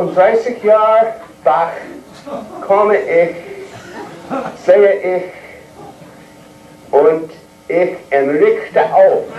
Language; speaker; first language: German; non-native, learner; English